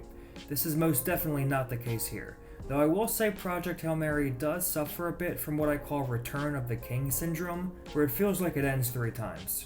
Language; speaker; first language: English; native; English